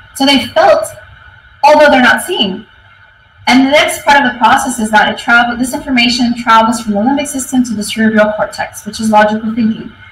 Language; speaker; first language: English; native; English